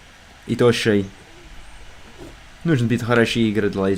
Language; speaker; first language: Russian; non-native, learner; English